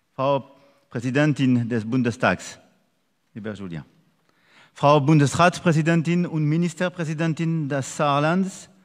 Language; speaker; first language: German; non-native, learner; French